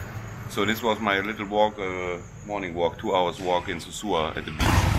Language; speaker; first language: English; non-native, fluent; German